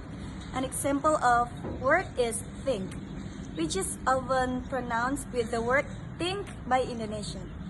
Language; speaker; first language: English; non-native, learner; Indonesian